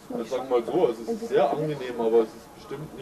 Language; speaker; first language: German; native; German